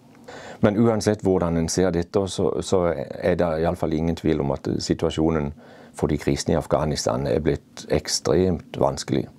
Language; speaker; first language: Norwegian; native; Norwegian